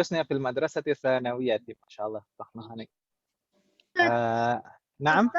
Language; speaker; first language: Arabic; non-native, fluent; Indonesian